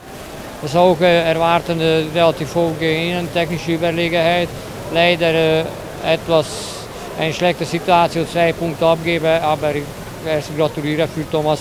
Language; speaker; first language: German; non-native, learner; Hungarian